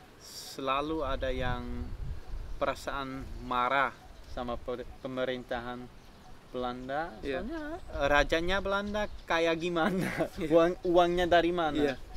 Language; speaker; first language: Indonesian; non-native, fluent; Dutch